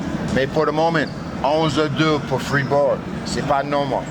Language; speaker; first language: French; non-native, learner; English